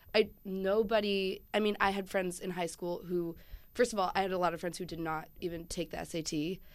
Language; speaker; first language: English; native; English